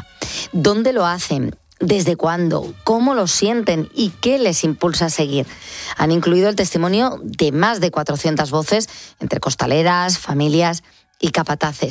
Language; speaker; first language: Spanish; native; Spanish